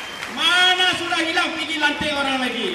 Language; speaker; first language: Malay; non-native, local second language; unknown